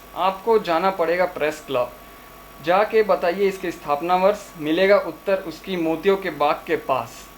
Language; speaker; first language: Hindi; non-native, local second language; Gujarati